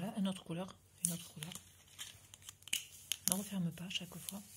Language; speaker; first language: French; native; French